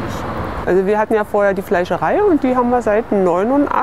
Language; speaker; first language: German; native; German